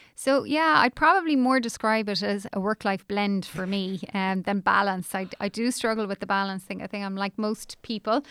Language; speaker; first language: English; native; English